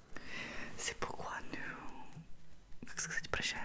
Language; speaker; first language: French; non-native, learner; Russian